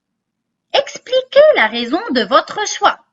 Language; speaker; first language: French; non-native, local second language; Arabic